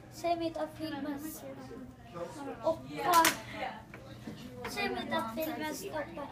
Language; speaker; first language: Swedish; native; Swedish